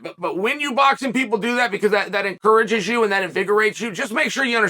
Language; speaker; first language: English; native; English